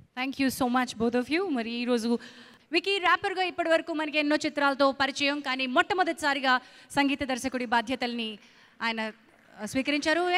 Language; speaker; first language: Telugu; native; Telugu